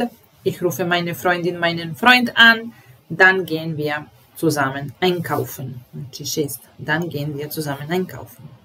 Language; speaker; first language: German; non-native, fluent; Serbian